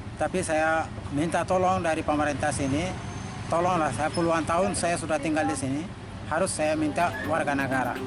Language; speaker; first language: Indonesian; non-native, learner; Rohingya